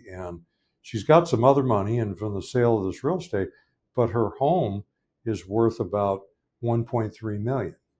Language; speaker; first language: English; native; English